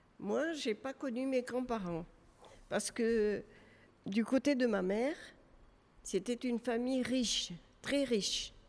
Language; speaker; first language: French; native; French